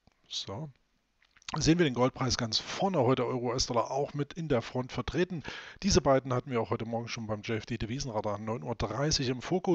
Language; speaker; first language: German; native; German